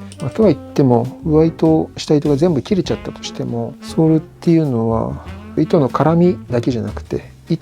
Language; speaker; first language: Japanese; native; Japanese